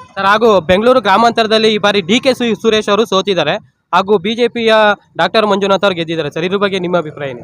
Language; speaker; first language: Kannada; native; Kannada